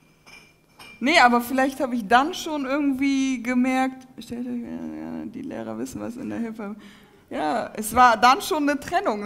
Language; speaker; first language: German; early bilingual, other home language; Turkish